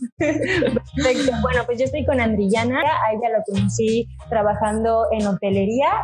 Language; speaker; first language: Spanish; native; Spanish